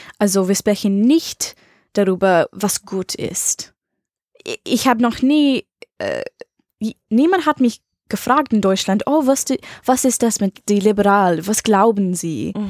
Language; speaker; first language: German; non-native, learner; English